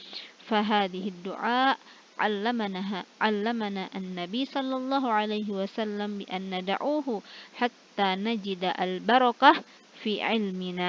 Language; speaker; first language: Arabic; non-native, fluent; Indonesian